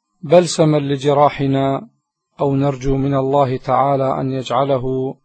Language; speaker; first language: Arabic; native; Arabic